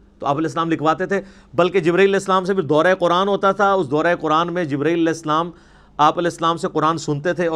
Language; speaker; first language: Urdu; non-native, local second language; Punjabi